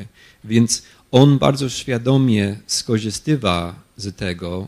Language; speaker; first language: Polish; non-native, fluent; English